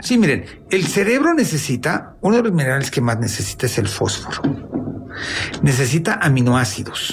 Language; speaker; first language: Spanish; native; Spanish